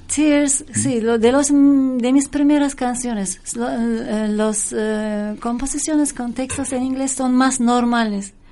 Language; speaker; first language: Spanish; non-native, fluent; Turkish